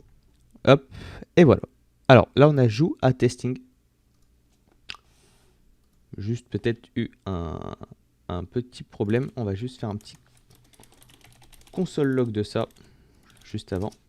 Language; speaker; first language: French; native; French